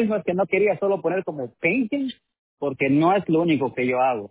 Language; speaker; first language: Spanish; early bilingual, heritage; Spanish